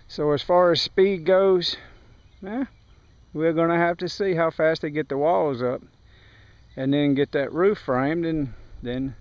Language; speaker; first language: English; native; English